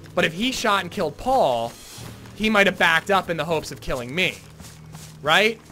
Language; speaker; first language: English; native; English